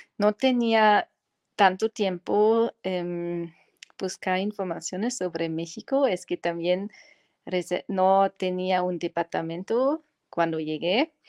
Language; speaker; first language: Spanish; non-native, fluent; German